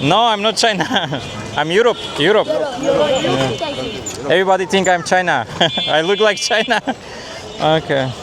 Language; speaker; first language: English; non-native, learner; Slovak